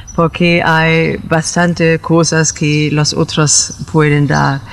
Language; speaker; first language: Spanish; non-native, learner; German